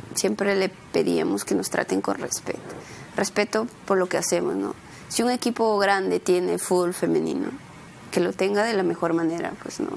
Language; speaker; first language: Spanish; native; Spanish